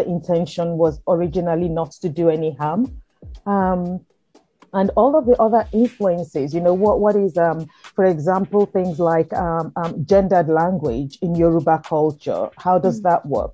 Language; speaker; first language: English; non-native, local second language; Yoruba